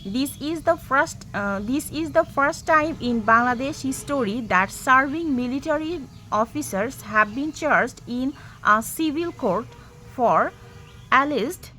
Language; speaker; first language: English; non-native, local second language; Bangla